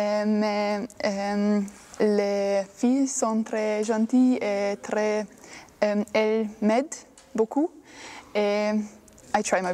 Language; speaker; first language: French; non-native, learner; Hungarian